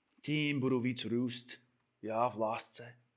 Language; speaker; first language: Czech; non-native, fluent; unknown